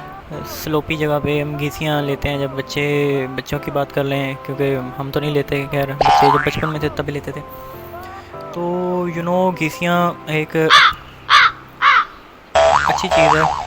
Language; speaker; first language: Urdu; native; Urdu